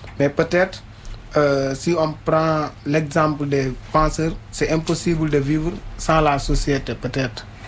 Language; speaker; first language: French; non-native, local second language; Wolof